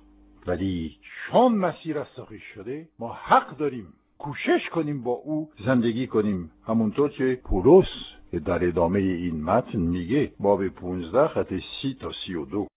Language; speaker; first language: Persian; non-native, fluent; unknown